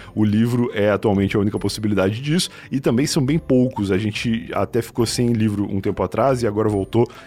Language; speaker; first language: Portuguese; native; Portuguese